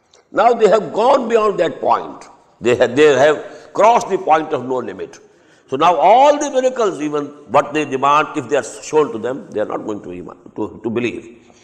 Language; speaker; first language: English; non-native, local second language; Urdu